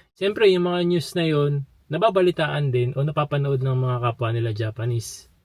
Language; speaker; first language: Filipino; native; Filipino